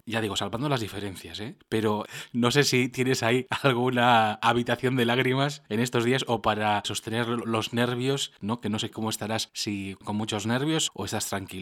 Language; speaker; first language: Spanish; native; Spanish